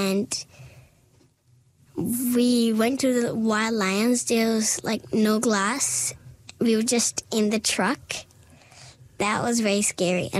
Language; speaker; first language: English; non-native, local second language; Urdu